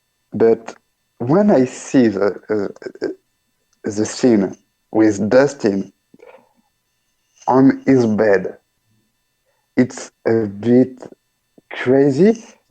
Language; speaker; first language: English; non-native, learner; French